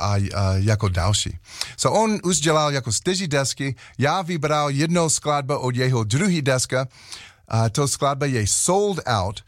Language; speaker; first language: Czech; non-native, learner; English